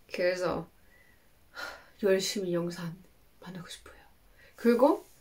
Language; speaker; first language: Korean; non-native, learner; Dutch